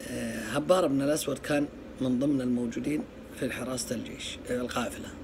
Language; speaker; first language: Arabic; native; Arabic